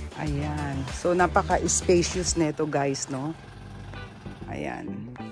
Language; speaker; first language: Filipino; native; Filipino